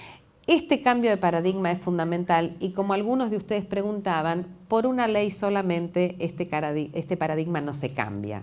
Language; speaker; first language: Spanish; native; Spanish